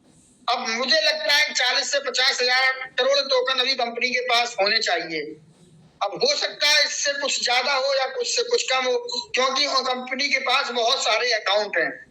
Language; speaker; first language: Hindi; native; Hindi